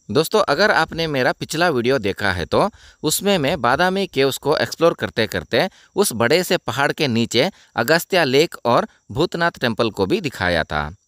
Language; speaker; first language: Hindi; non-native, local second language; Kannada